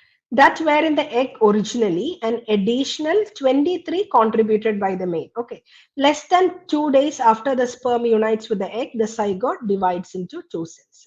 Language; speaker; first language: English; non-native, local second language; Malayalam